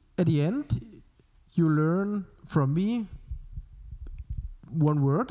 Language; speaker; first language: English; non-native, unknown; German